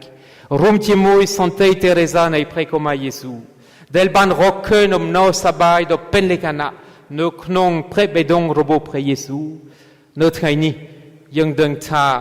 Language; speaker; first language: Khmer; non-native, fluent; French